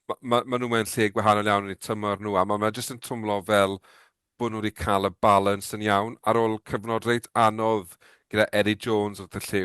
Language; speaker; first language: Welsh; native; Welsh